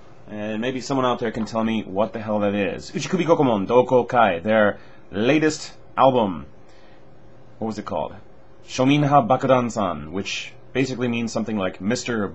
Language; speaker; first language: English; native; English